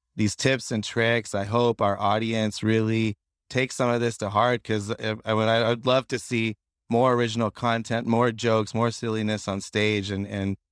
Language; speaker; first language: English; non-native, fluent; Italian